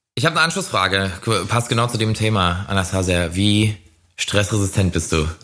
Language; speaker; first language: German; native; German